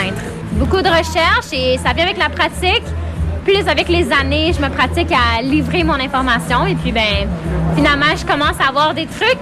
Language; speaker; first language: French; native; French